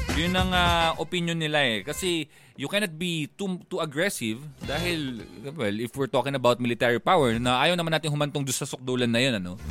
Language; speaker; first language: Filipino; non-native, local second language; Bikol